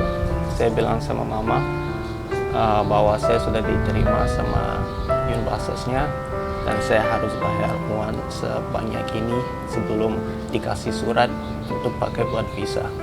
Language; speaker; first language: Indonesian; non-native, fluent; Hausa